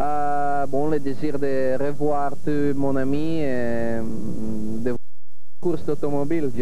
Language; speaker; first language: French; non-native, fluent; Italian